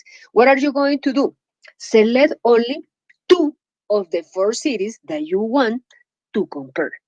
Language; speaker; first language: English; non-native, fluent; Spanish